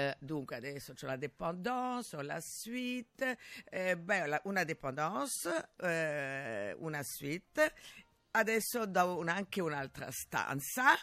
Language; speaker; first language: Italian; non-native, fluent; French